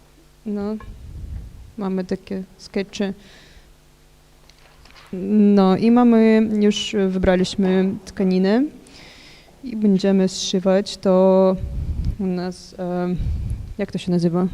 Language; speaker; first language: Polish; non-native, fluent; Ukrainian